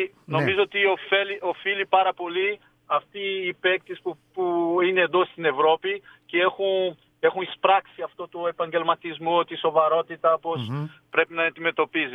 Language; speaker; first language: Greek; non-native, fluent; Portuguese